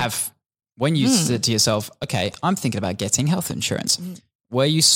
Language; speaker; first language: English; native; English